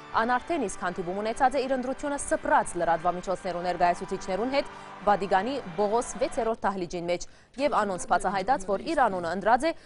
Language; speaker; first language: Armenian; early bilingual, heritage; Armenian